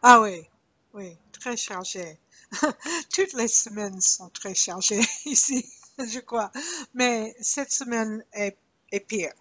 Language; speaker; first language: French; non-native, learner; English